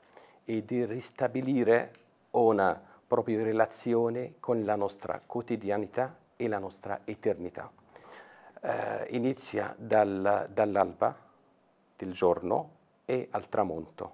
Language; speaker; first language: Italian; non-native, fluent; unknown